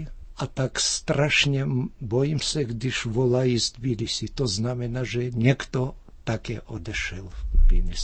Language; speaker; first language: Czech; early bilingual, heritage; Czech